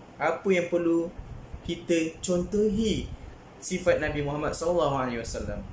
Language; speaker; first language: Malay; native; Malay